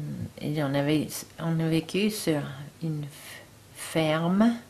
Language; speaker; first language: French; non-native, learner; English